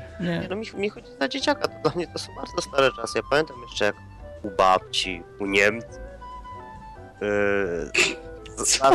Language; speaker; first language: Polish; native; Polish